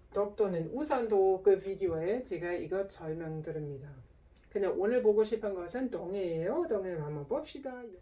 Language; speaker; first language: Korean; non-native, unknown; German